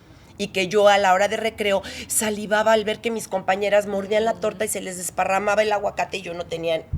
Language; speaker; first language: Spanish; native; Spanish